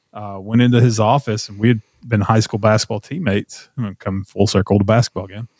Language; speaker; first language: English; native; English